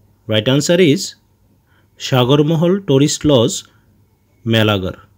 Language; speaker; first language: English; non-native, local second language; Bangla